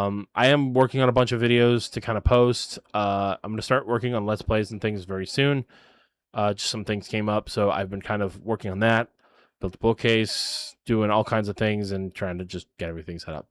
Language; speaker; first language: English; native; English